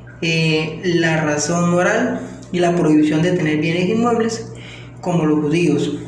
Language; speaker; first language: Spanish; native; Spanish